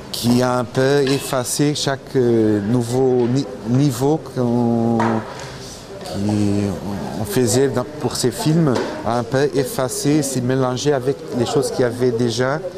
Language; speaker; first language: French; non-native, fluent; Portuguese